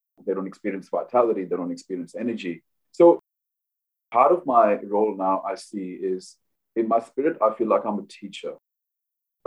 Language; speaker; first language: English; non-native, local second language; Hindi